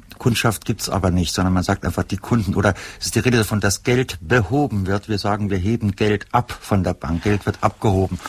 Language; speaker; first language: German; native; German